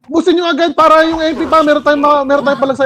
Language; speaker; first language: Filipino; native; Filipino